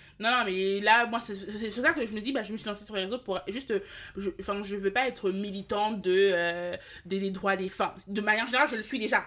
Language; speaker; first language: French; early bilingual, other home language; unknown